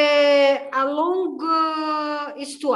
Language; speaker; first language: French; non-native, learner; Portuguese